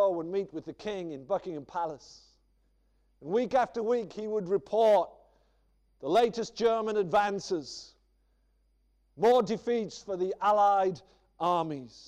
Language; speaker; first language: English; native; English